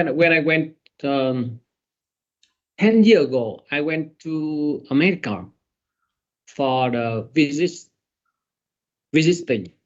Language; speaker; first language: English; non-native, learner; Vietnamese